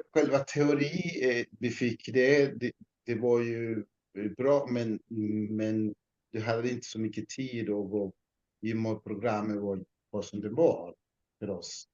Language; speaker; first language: Swedish; non-native, learner; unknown